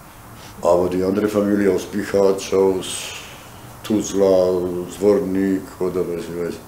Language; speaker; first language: German; non-native, learner; Bosnian